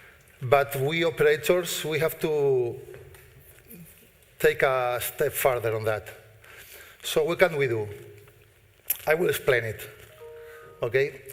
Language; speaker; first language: English; non-native, fluent; Spanish